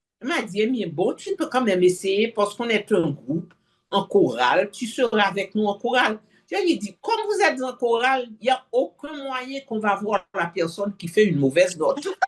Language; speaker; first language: French; non-native, local second language; Haitian Creole